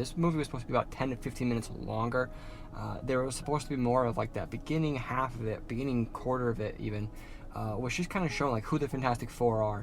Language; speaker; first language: English; native; English